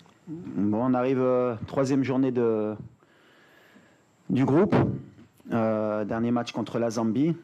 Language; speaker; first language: French; native; French